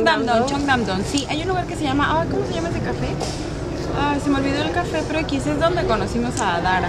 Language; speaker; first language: Spanish; native; Spanish